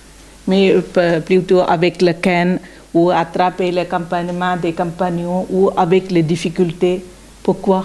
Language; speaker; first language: French; non-native, learner; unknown